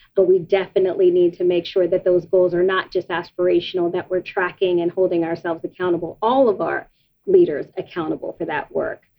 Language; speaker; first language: English; native; English